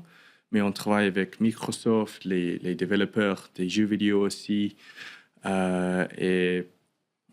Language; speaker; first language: French; non-native, learner; English